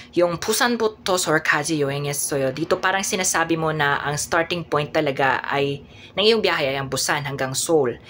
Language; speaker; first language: Filipino; native; Filipino